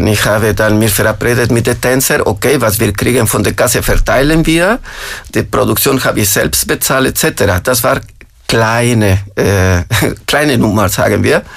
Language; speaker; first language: German; non-native, fluent; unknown